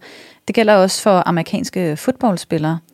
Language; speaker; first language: Danish; native; Danish